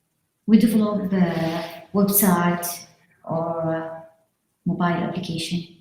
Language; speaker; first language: English; non-native, learner; Arabic